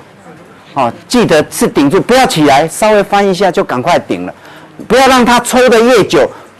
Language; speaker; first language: Chinese; native; Chinese